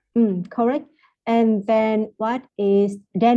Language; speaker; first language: English; non-native, fluent; Vietnamese